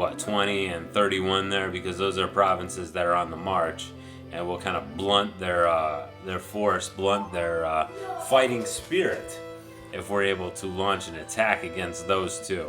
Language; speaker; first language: English; native; English